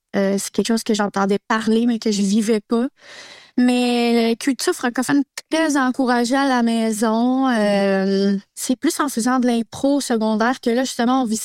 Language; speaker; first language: French; native; French